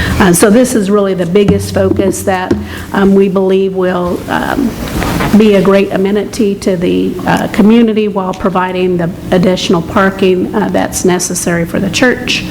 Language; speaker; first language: English; native; English